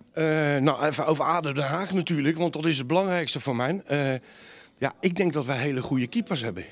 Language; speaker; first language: Dutch; native; Dutch